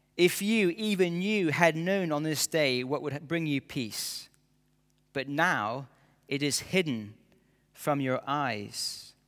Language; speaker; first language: English; native; English